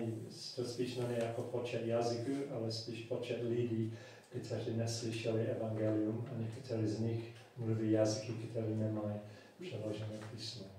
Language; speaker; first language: Czech; non-native, fluent; English